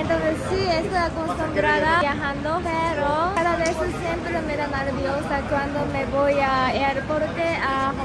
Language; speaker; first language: Spanish; non-native, learner; Japanese